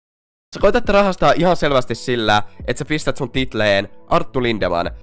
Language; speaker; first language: Finnish; native; Finnish